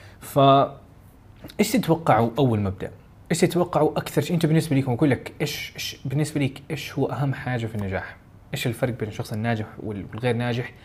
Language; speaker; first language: Arabic; native; Arabic